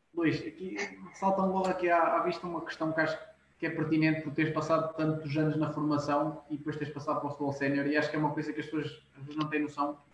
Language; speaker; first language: Portuguese; native; Portuguese